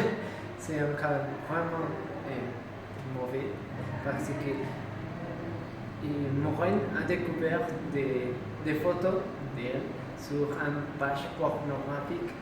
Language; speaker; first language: French; non-native, learner; Spanish